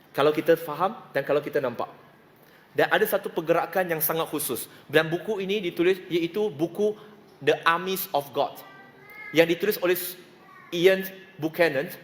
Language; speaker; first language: Malay; non-native, local second language; Chinese